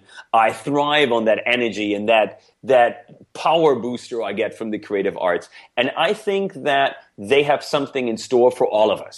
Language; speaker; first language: English; non-native, fluent; German